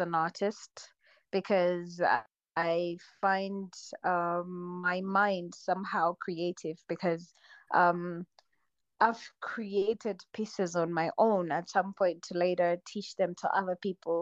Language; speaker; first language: English; non-native, local second language; Kinyarwanda